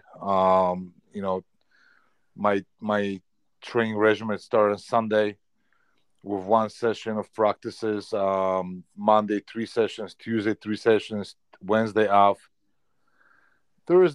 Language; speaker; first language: English; non-native, fluent; Polish